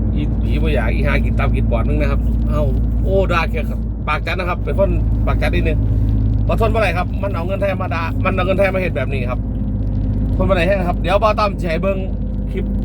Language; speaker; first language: Thai; native; Thai